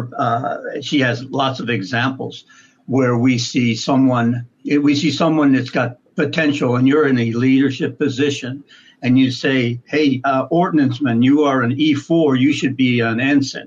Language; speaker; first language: English; native; English